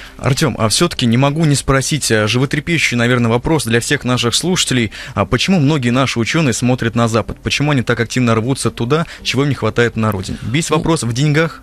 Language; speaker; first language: Russian; native; Russian